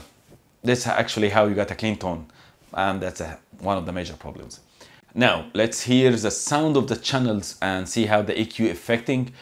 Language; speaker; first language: English; non-native, fluent; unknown